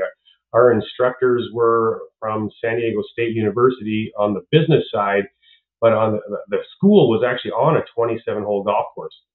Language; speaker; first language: English; native; English